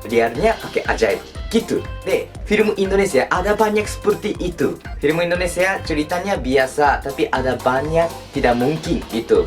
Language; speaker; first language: Indonesian; non-native, learner; Japanese